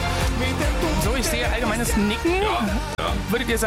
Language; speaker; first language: German; native; German